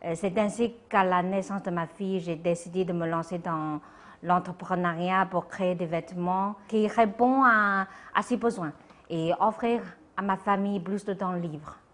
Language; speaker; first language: French; non-native, fluent; Chinese